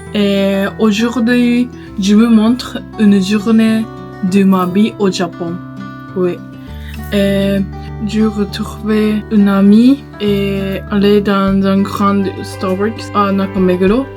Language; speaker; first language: French; non-native, learner; Japanese